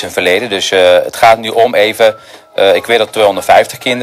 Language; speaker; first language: Dutch; non-native, fluent; Spanish